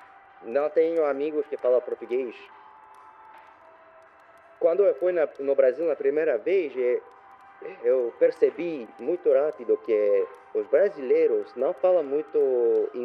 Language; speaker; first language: Portuguese; non-native, learner; French